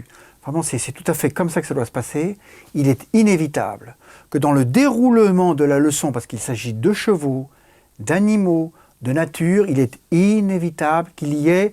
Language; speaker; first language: French; native; French